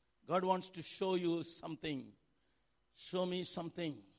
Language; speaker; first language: English; non-native, local second language; Tamil